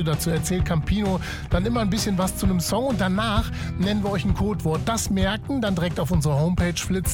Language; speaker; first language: German; native; German